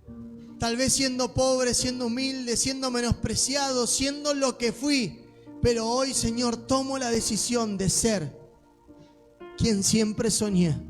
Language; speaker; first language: Spanish; native; Spanish